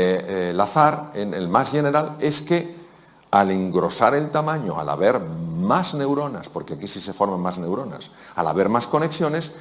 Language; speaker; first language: Spanish; native; Spanish